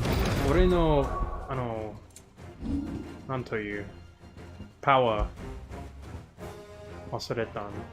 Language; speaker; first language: Japanese; non-native, learner; English